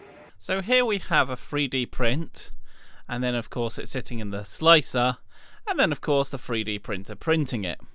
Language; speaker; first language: English; native; English